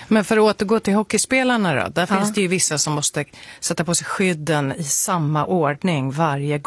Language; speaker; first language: Swedish; native; Swedish